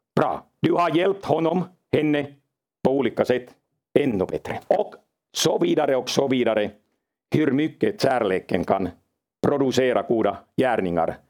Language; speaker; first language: Swedish; non-native, local second language; Finnish